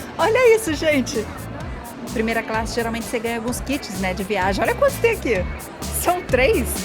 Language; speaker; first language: Portuguese; native; Portuguese